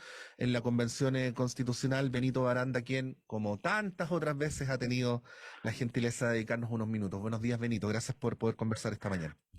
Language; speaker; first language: Spanish; native; Spanish